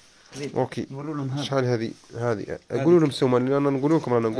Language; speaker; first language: Arabic; native; Arabic